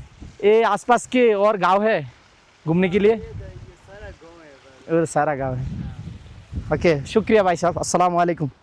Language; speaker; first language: Hindi; non-native, learner; Bangla